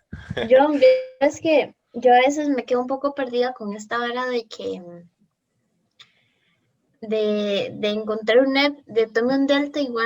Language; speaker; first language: Spanish; native; Spanish